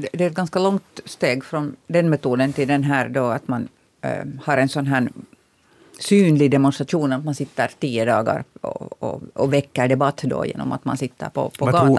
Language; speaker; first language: Swedish; native; Swedish